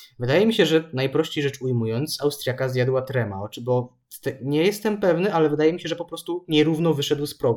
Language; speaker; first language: Polish; native; Polish